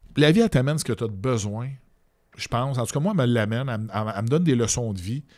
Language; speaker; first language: French; native; French